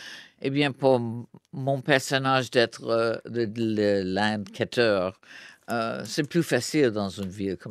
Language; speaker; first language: French; non-native, fluent; English